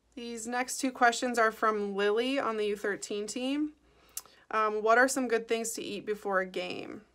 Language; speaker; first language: English; native; English